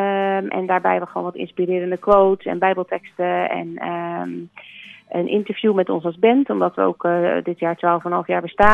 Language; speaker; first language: Dutch; native; Dutch